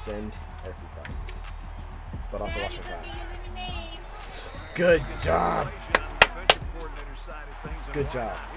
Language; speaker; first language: English; native; English